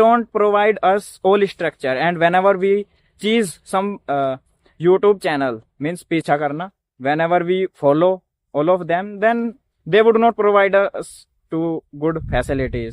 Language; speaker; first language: English; non-native, learner; Hindi